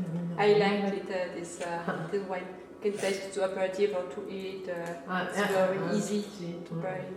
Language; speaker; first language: English; non-native, learner; French